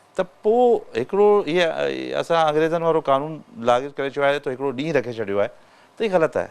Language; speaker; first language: Sindhi; native; Sindhi